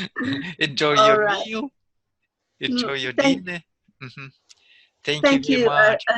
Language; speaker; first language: English; non-native, learner; Russian